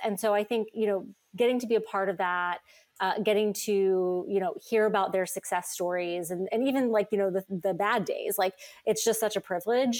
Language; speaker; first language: English; native; English